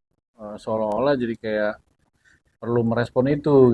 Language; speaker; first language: Indonesian; native; Indonesian